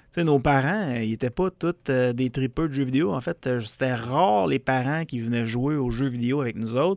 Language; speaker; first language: French; native; French